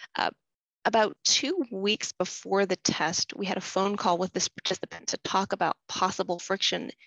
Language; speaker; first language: English; native; English